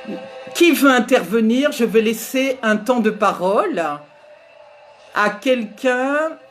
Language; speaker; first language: French; native; French